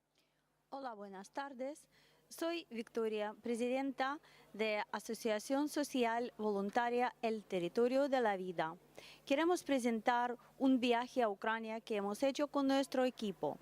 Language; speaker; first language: Spanish; non-native, learner; Russian